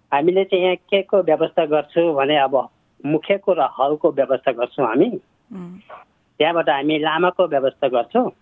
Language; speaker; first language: Nepali; non-native, local second language; Sherpa